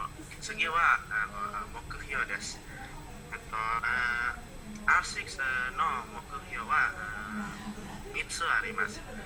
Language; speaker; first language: Japanese; non-native, learner; Indonesian